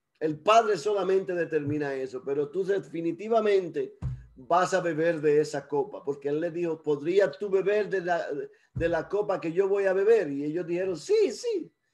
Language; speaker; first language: Spanish; early bilingual, heritage; Spanish